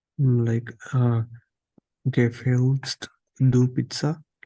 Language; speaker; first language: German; non-native, learner; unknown